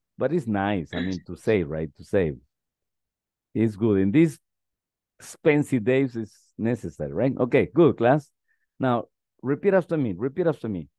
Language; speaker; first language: English; non-native, fluent; Spanish